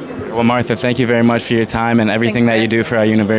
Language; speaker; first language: English; native; English